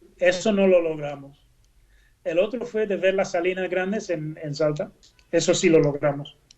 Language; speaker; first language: Spanish; non-native, fluent; Dutch